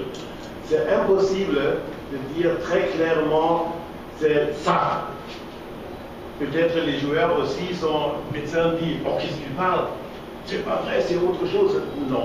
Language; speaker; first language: French; non-native, fluent; German